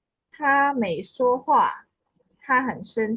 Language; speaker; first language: Chinese; non-native, fluent; Khmer